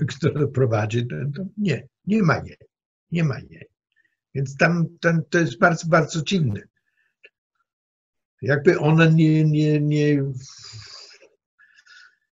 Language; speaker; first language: Polish; non-native, fluent; German